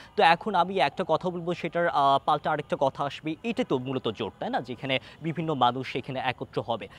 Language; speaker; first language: Bangla; non-native, local second language; Chakma